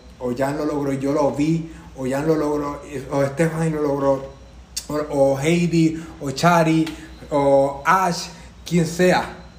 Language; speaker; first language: Spanish; native; Spanish